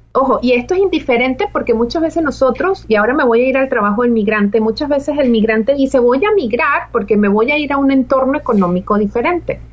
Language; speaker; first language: Spanish; native; Spanish